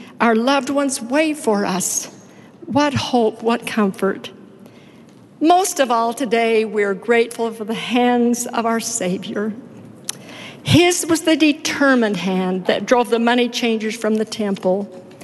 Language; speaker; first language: English; native; English